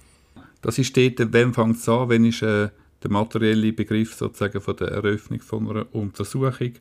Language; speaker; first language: German; native; German